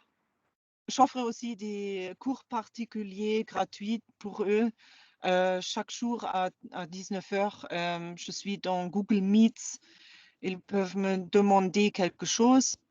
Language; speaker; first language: French; non-native, fluent; German